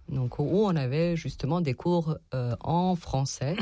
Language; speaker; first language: French; non-native, fluent; Serbian